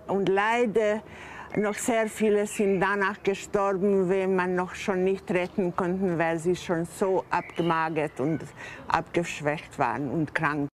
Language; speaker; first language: German; non-native, fluent; Hungarian